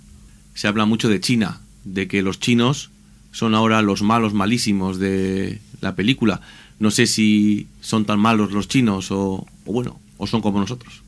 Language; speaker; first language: Spanish; native; Spanish